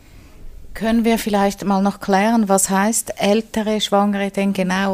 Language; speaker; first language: German; native; German